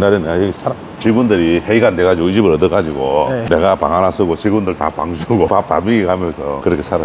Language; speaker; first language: Korean; native; Korean